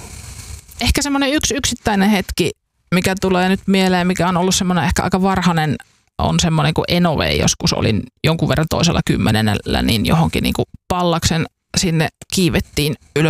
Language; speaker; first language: Finnish; native; Finnish